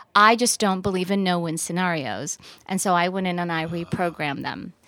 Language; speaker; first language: English; early bilingual, other home language; Persian